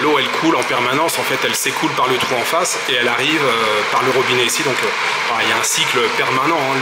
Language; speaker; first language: French; native; French